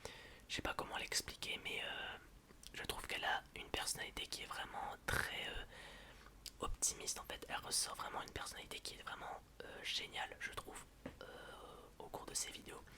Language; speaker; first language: French; native; French